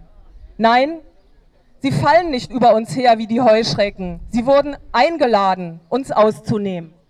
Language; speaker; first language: German; native; German